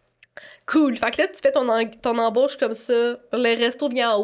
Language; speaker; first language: French; native; French